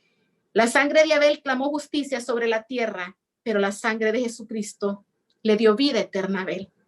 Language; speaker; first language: Spanish; native; Spanish